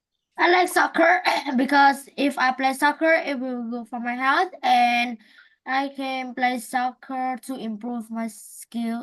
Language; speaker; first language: English; non-native, fluent; Vietnamese